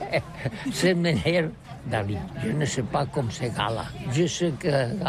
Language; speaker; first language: French; non-native, learner; Catalan